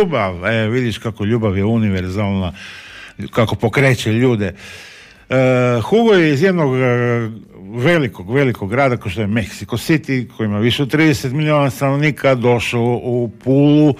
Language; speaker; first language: Serbian; native; Serbian